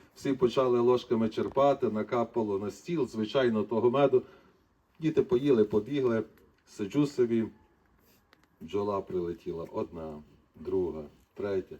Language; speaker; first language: Ukrainian; native; Ukrainian